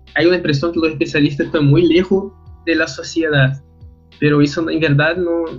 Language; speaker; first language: Spanish; non-native, learner; Portuguese